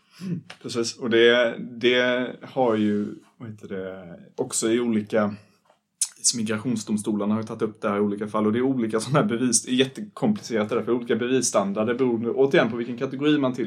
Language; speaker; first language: Swedish; native; Swedish